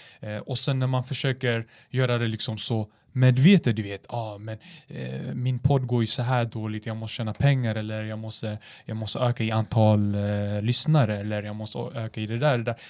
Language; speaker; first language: Swedish; early bilingual, other home language; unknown